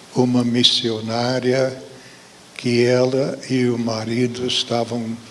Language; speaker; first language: Portuguese; non-native, fluent; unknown